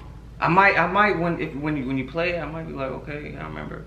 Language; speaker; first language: English; native; English